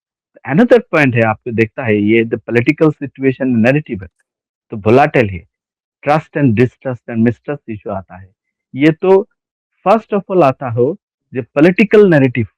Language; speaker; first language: Hindi; non-native, learner; Bangla